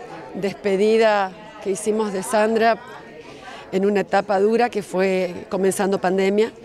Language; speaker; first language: Spanish; native; Spanish